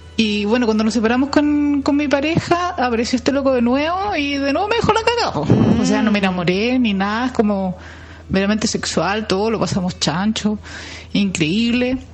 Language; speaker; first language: Spanish; native; Spanish